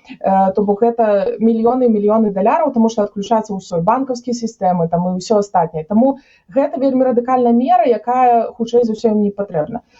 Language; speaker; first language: Belarusian; non-native, local second language; Russian